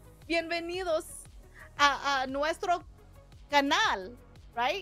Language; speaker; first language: Spanish; non-native, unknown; English